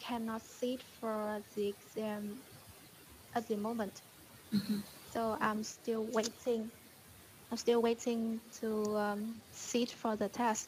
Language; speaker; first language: English; non-native, learner; Vietnamese